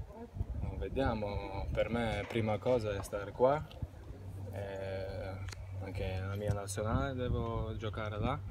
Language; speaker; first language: Italian; non-native, learner; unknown